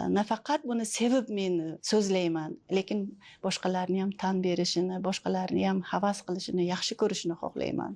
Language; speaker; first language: Uzbek; early bilingual, heritage; Uzbek